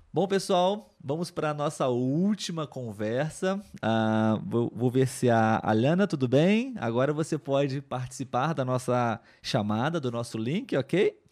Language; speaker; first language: Portuguese; native; Portuguese